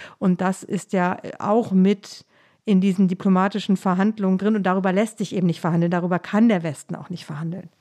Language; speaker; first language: German; native; German